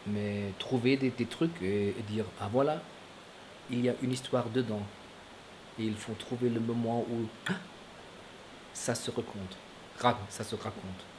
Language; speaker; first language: French; non-native, fluent; German